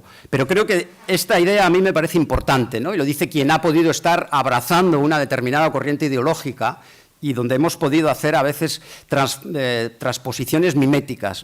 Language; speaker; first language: Spanish; native; Spanish